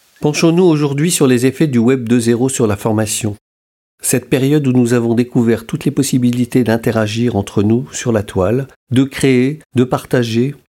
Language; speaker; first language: French; native; French